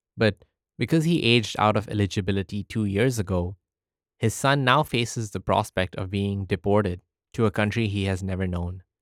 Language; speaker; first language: English; early bilingual, other home language; Arabic